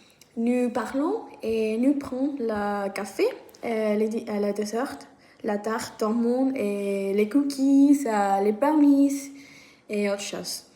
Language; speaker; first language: French; non-native, learner; Spanish